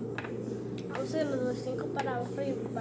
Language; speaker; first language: Spanish; native; Spanish